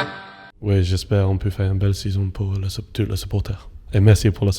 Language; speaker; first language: French; non-native, fluent; English